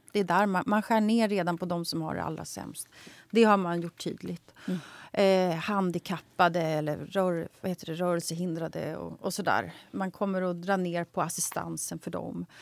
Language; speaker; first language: Swedish; native; Swedish